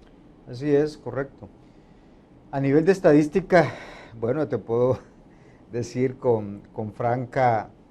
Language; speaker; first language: Spanish; native; Spanish